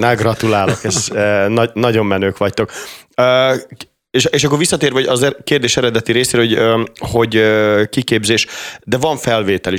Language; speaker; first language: Hungarian; native; Hungarian